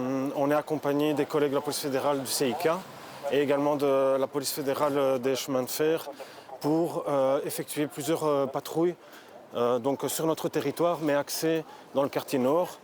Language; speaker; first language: French; native; French